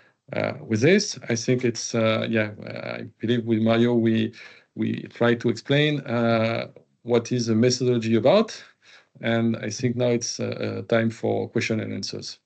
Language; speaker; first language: English; non-native, fluent; French